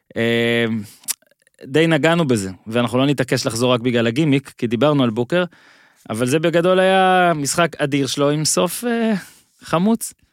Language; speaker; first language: Hebrew; native; Hebrew